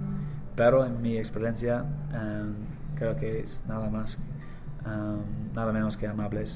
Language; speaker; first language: Spanish; non-native, learner; English